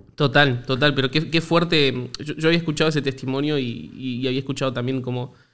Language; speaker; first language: Spanish; native; Spanish